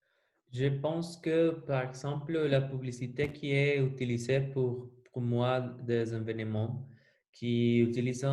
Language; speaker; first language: French; non-native, learner; Spanish